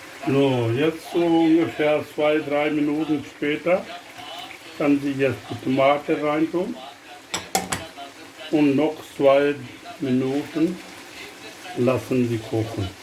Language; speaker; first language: German; non-native, learner; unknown